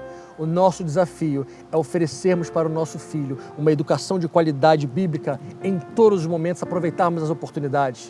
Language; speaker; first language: Portuguese; native; Portuguese